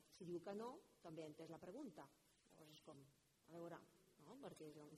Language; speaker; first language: Catalan; non-native, fluent; French